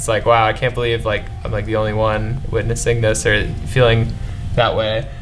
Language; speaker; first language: English; native; English